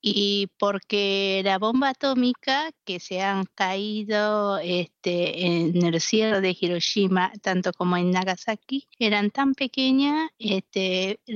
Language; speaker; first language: Spanish; non-native, fluent; Japanese